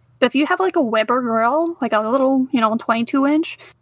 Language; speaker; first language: English; native; English